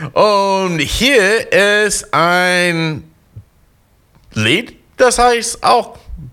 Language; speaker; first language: German; non-native, fluent; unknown